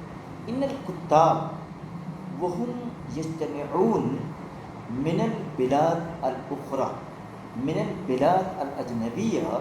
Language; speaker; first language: Arabic; non-native, fluent; Urdu